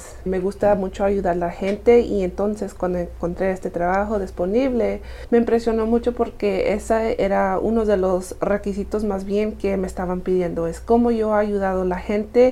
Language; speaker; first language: Spanish; early bilingual, heritage; Spanish